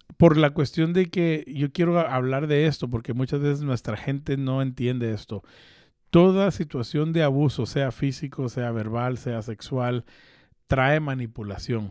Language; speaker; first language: Spanish; early bilingual, heritage; Spanish